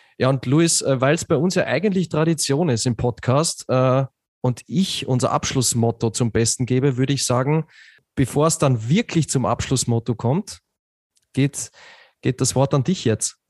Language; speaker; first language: German; native; German